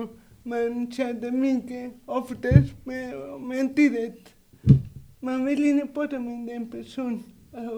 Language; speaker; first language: Swedish; non-native, learner; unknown